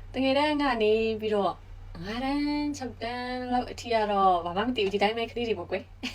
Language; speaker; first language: Burmese; native; Burmese